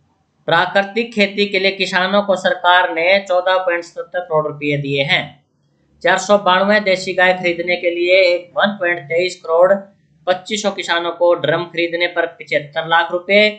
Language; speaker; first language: Hindi; native; Hindi